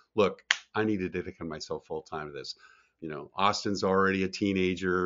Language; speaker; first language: English; native; English